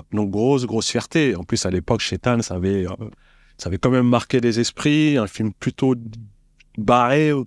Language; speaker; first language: French; native; French